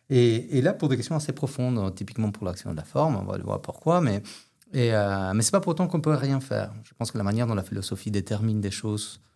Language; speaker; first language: French; non-native, fluent; Spanish